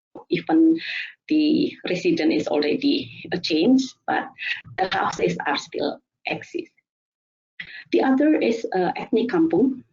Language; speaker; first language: English; non-native, fluent; Indonesian